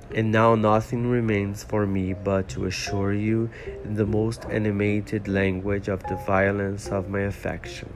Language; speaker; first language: English; non-native, fluent; Portuguese